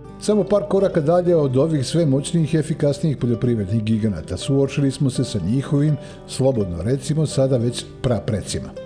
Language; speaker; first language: Serbian; native; Serbian